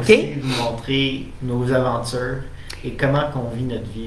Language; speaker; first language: French; native; French